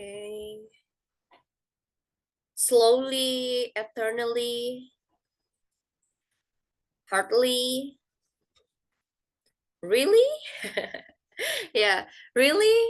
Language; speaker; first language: English; non-native, fluent; Indonesian